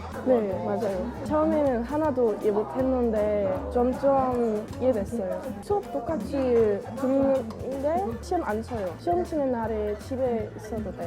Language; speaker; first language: Korean; non-native, learner; German